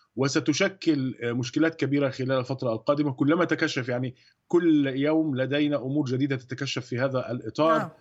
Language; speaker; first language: Arabic; non-native, fluent; Russian